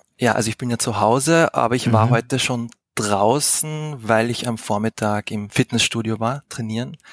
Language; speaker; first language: German; native; German